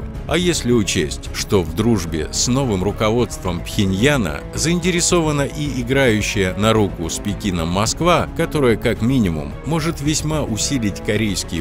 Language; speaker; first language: Russian; native; Russian